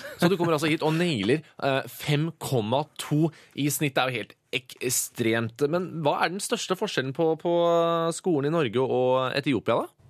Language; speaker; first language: Norwegian; native; Norwegian